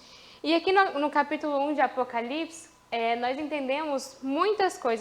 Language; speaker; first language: Portuguese; native; Portuguese